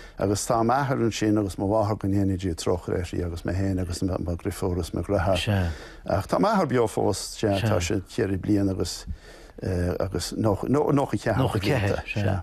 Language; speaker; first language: Irish; non-native, local second language; English